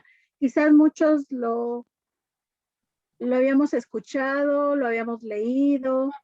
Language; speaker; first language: Spanish; native; Spanish